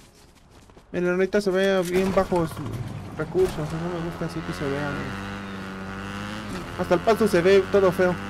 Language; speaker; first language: Spanish; native; Spanish